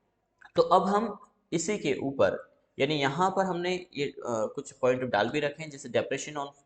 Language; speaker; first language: Hindi; native; Hindi